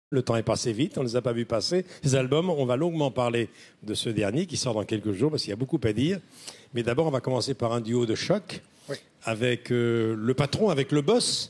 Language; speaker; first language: French; native; French